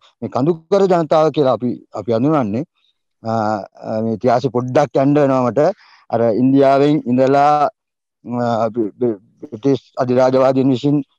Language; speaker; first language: Sinhala; non-native, local second language; Tamil